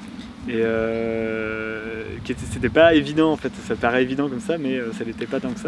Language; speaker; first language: French; native; French